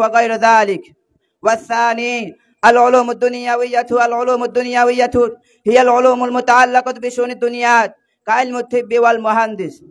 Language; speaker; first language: Arabic; non-native, learner; Bangla